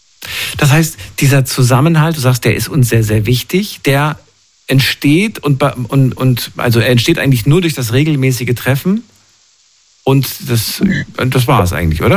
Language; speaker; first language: German; native; German